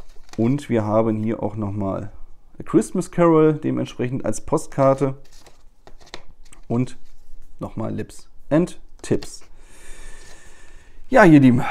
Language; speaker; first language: German; native; German